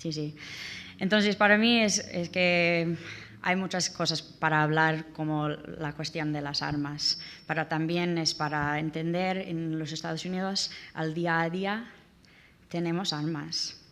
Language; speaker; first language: Spanish; non-native, learner; English